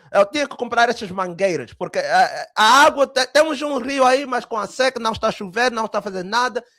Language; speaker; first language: Portuguese; early bilingual, heritage; Portuguese